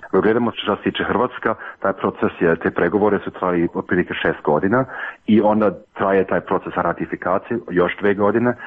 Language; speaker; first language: Serbian; non-native, fluent; German